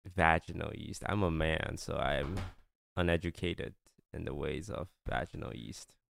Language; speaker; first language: English; non-native, local second language; Chinese